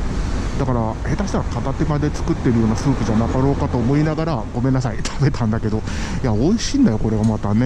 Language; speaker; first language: Japanese; native; Japanese